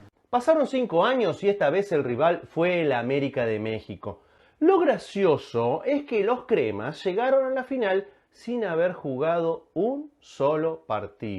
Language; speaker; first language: Spanish; native; Spanish